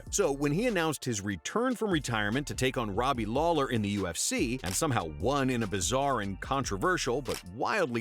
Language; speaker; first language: English; native; English